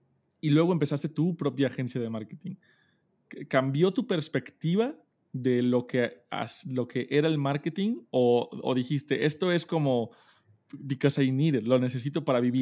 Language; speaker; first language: Spanish; native; Spanish